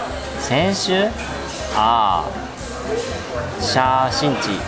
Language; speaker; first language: Chinese; non-native, learner; Japanese